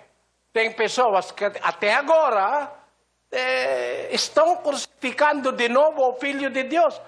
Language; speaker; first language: Portuguese; non-native, learner; Filipino